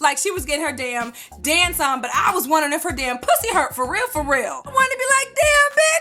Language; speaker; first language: English; native; English